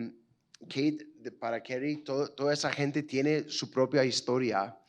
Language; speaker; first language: Spanish; non-native, fluent; English